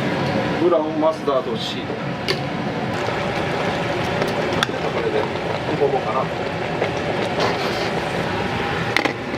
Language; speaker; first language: Japanese; native; Japanese